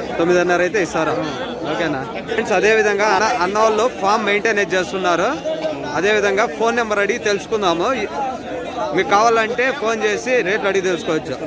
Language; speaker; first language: Telugu; native; Telugu